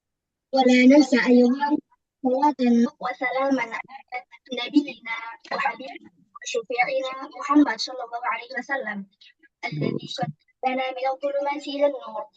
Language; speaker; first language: Arabic; non-native, learner; Indonesian